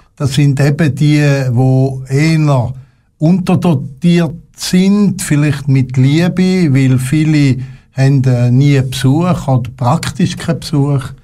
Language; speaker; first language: German; non-native, local second language; French